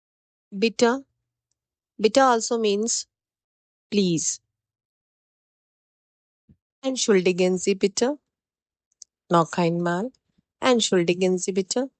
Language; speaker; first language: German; non-native, fluent; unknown